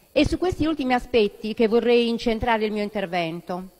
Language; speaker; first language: Italian; native; Italian